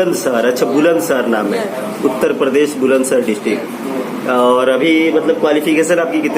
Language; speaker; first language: Hindi; native; Hindi